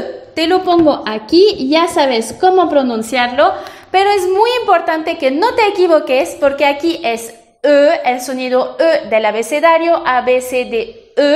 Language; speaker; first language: Spanish; non-native, fluent; French